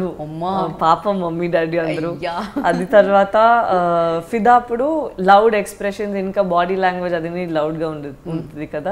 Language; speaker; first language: Telugu; non-native, learner; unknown